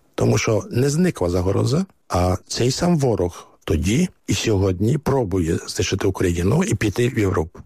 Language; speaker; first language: Ukrainian; early bilingual, heritage; Ukrainian